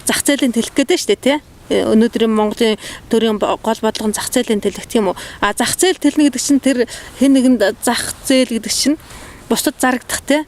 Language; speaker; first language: Mongolian; native; Mongolian